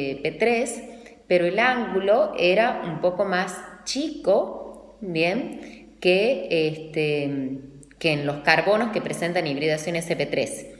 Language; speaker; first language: Spanish; native; Spanish